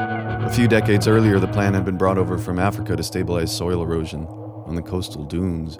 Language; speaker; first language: English; native; English